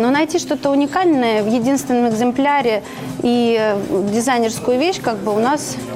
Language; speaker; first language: Russian; native; Russian